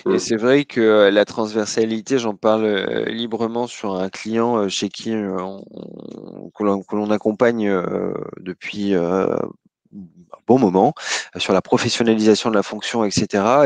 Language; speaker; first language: French; native; French